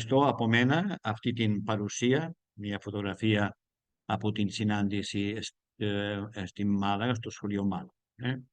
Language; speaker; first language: Greek; non-native, learner; Spanish